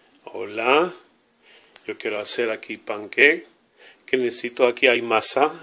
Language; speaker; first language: Spanish; non-native, learner; Hebrew